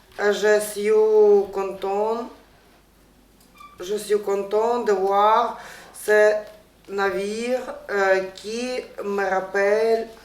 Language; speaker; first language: French; non-native, learner; Ukrainian